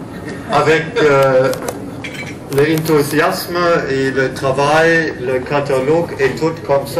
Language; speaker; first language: French; non-native, learner; German